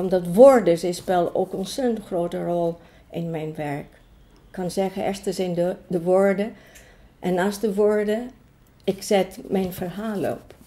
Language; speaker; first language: Dutch; non-native, fluent; Greek